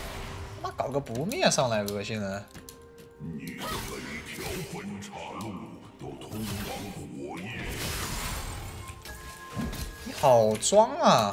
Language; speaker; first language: Chinese; native; Chinese